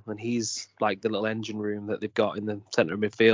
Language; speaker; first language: English; native; English